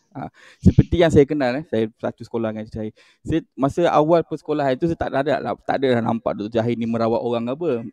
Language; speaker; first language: Malay; native; Malay